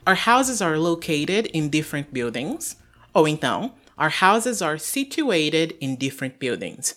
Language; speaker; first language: English; non-native, fluent; Portuguese